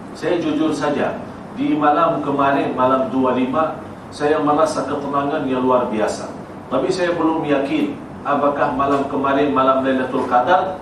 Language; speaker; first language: Malay; non-native, fluent; Arabic